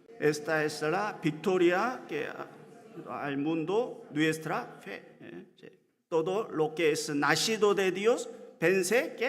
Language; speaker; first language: Spanish; non-native, learner; Korean